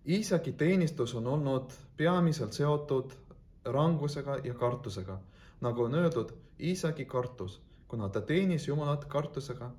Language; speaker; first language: Estonian; non-native, local second language; Russian